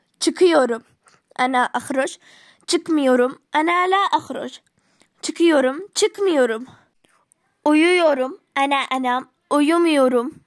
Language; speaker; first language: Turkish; non-native, fluent; Arabic